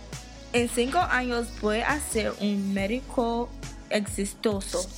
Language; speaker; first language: Spanish; non-native, learner; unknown